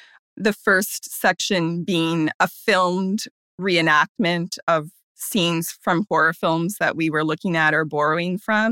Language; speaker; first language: English; native; English